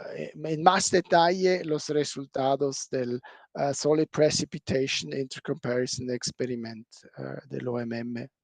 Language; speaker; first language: Spanish; non-native, fluent; German